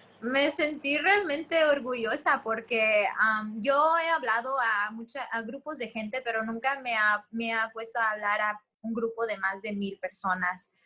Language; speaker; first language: Spanish; early bilingual, heritage; Spanish